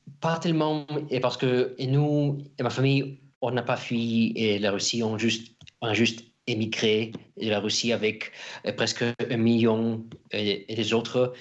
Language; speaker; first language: French; non-native, fluent; Russian